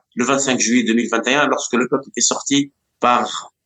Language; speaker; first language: French; non-native, local second language; Arabic